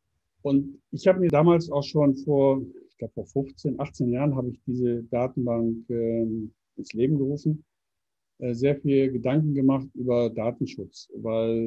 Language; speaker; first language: German; native; German